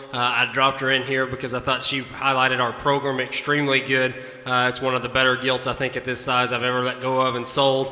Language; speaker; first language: English; native; English